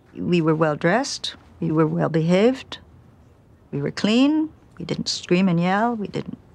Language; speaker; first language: English; native; English